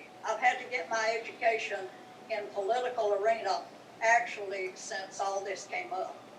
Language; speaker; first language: English; native; English